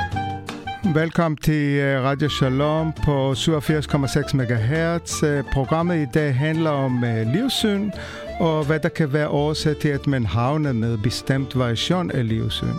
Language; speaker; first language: Danish; non-native, fluent; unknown